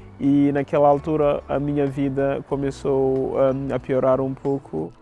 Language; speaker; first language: Portuguese; non-native, fluent; Fula